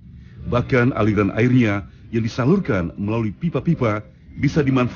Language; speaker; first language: Indonesian; native; Indonesian